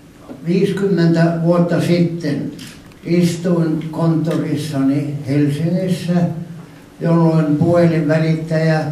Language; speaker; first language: Finnish; non-native, local second language; Swedish